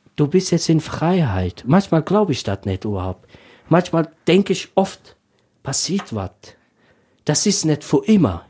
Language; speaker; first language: German; non-native, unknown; Tajik